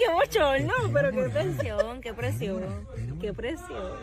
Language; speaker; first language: Spanish; native; Spanish